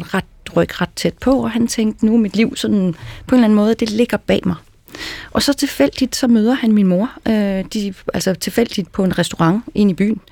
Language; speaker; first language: Danish; native; Danish